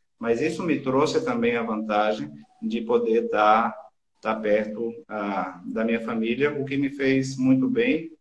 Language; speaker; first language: Portuguese; native; Portuguese